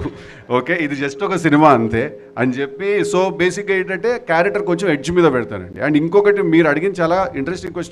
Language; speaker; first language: Telugu; native; Telugu